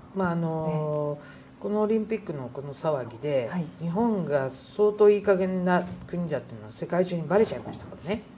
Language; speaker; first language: Japanese; native; Japanese